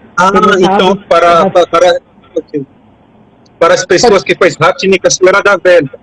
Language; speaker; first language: Portuguese; non-native, fluent; French